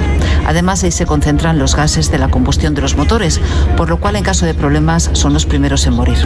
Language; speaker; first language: Spanish; native; Spanish